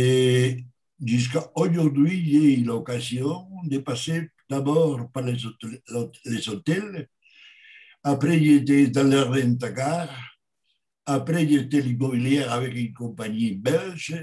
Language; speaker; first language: French; non-native, learner; Spanish